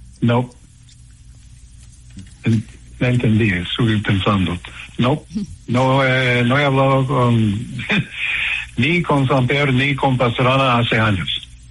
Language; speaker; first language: Spanish; non-native, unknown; English